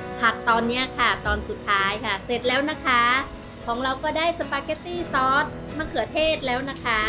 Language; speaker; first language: Thai; native; Thai